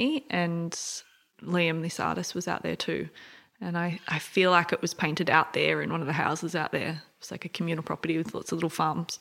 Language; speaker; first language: English; native; English